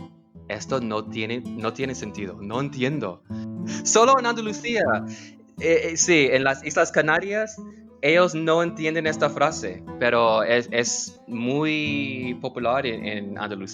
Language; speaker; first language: Spanish; non-native, fluent; English